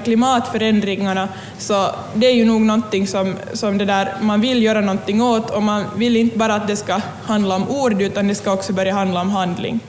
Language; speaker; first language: Swedish; native; Swedish